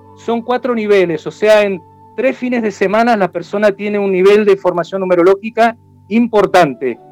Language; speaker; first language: Spanish; native; Spanish